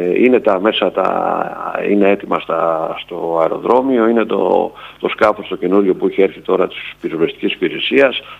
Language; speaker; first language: Greek; native; Greek